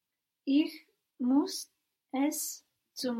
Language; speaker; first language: German; non-native, learner; English